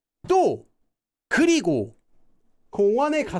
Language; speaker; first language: Korean; non-native, fluent; English